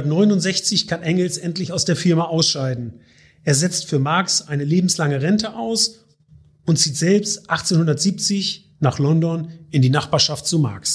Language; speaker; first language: German; native; German